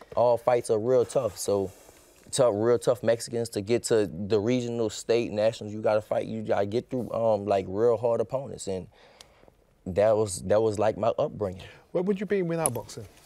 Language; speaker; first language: English; native; English